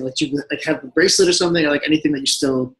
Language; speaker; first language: English; native; English